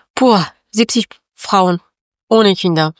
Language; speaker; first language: German; non-native, learner; Persian